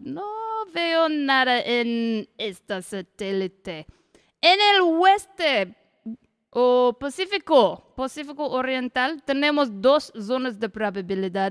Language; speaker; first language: Spanish; non-native, learner; English